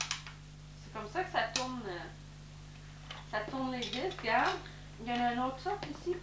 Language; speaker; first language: French; native; French